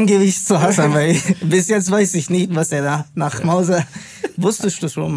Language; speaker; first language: German; non-native, fluent; Arabic